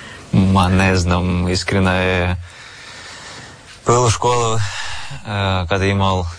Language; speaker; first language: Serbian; non-native, learner; Russian